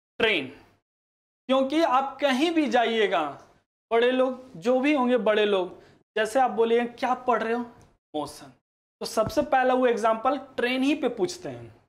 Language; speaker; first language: Hindi; native; Hindi